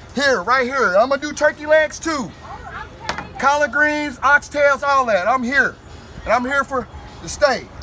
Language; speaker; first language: English; native; English